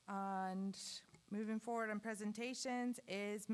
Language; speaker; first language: English; native; English